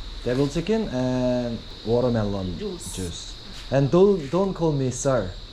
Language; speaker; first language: English; non-native, learner; Korean